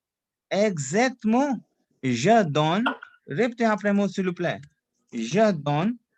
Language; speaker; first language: French; non-native, fluent; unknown